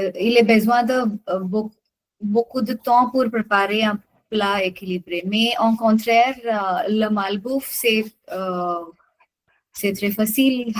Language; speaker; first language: French; non-native, learner; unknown